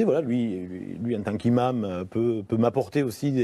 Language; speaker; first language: French; native; French